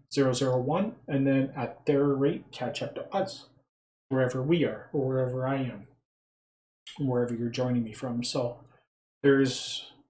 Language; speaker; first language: English; native; English